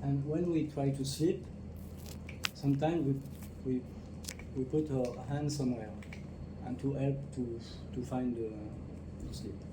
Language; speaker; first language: English; non-native, learner; French